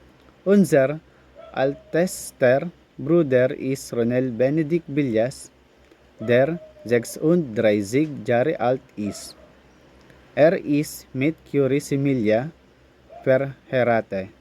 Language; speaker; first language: German; non-native, learner; Filipino